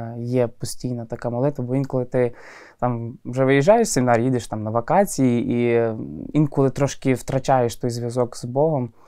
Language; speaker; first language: Ukrainian; native; Ukrainian